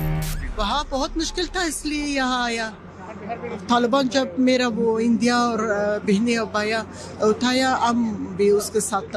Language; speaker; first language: Hindi; non-native, learner; Persian